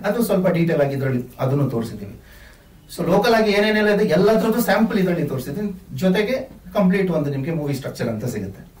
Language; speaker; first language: Kannada; non-native, local second language; Tulu